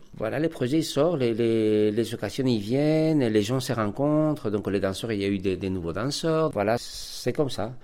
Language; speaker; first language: French; non-native, fluent; Spanish